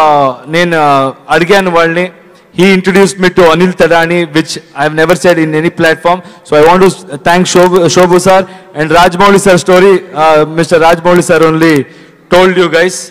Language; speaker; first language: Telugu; non-native, learner; Kannada